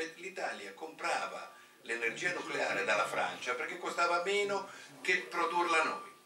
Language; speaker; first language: Italian; native; Italian